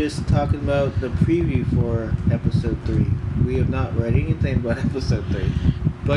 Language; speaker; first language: English; native; English